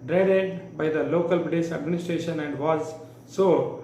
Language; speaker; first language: English; non-native, local second language; Kannada